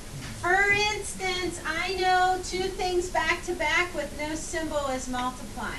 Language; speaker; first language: English; native; English